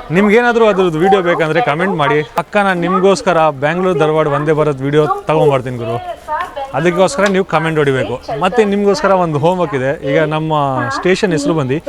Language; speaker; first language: Kannada; non-native, local second language; Hindi